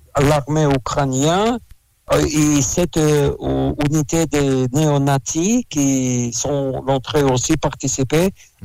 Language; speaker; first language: French; non-native, learner; Russian